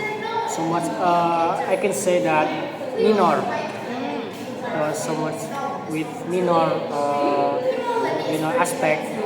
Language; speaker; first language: English; non-native, learner; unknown